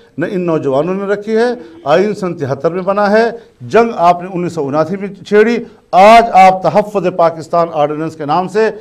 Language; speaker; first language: Urdu; non-native, local second language; Pashto